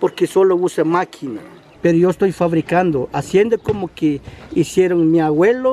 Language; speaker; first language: Spanish; non-native, local second language; Kaqchikel